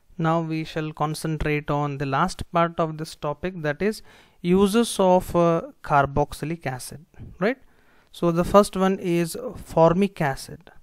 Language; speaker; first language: English; non-native, local second language; Kannada